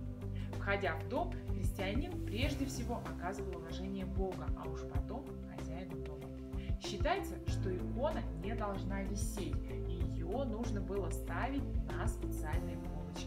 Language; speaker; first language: Russian; native; Russian